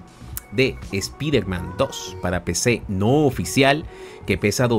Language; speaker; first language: Spanish; native; Spanish